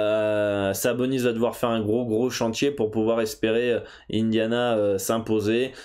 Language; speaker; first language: French; native; French